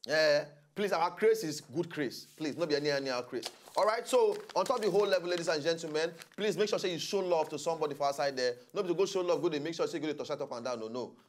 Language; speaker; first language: Nigerian Pidgin; native; Nigerian Pidgin